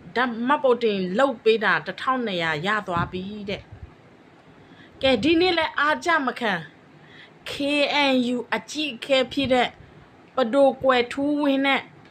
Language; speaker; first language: Burmese; non-native, local second language; S'gaw Karen